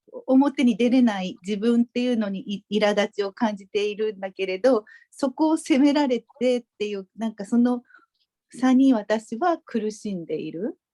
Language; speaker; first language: Japanese; native; Japanese